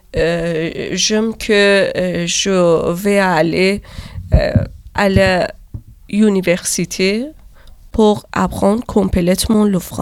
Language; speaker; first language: French; non-native, learner; Persian